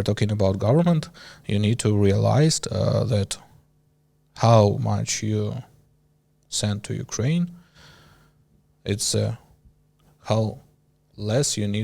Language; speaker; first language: English; non-native, learner; Ukrainian